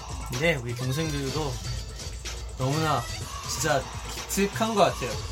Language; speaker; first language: Korean; early bilingual, heritage; Korean